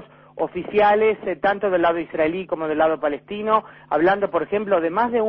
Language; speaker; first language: Spanish; native; Spanish